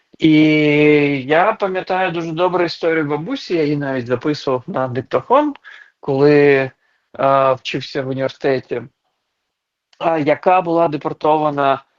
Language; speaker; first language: Ukrainian; non-native, local second language; Crimean Tatar